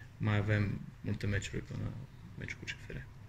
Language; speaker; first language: Romanian; non-native, fluent; Bulgarian